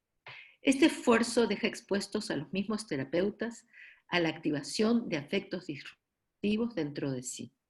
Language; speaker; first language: Spanish; native; Spanish